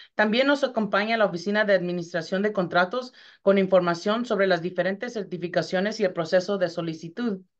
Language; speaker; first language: Spanish; early bilingual, heritage; Spanish